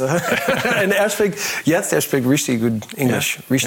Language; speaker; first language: German; non-native, learner; English